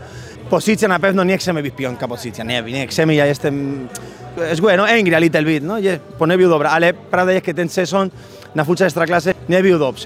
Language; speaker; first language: Polish; non-native, learner; Spanish